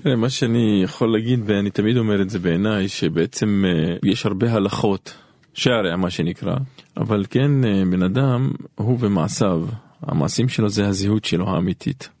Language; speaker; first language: Hebrew; non-native, local second language; Arabic